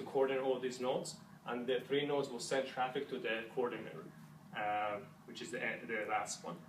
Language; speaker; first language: English; non-native, fluent; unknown